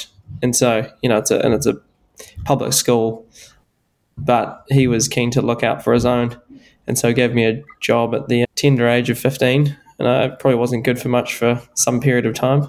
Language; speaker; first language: English; native; English